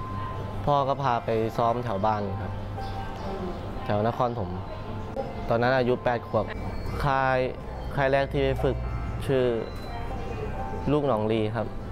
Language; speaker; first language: Thai; native; Thai